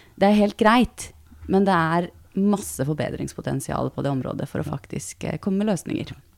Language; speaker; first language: Norwegian; early bilingual, other home language; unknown